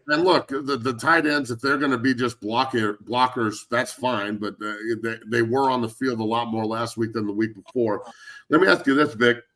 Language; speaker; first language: English; native; English